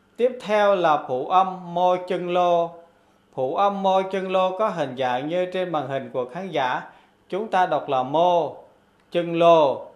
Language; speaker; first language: Vietnamese; non-native, local second language; Khmer